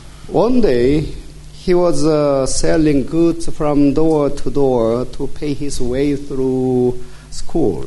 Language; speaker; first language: English; non-native, fluent; Korean